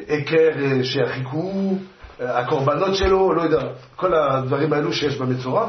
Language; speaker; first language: Hebrew; non-native, fluent; French